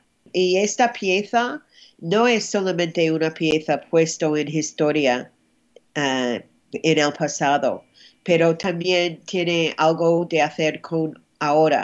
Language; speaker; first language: Spanish; non-native, fluent; English